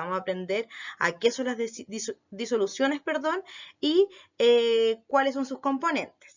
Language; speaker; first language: Spanish; native; Spanish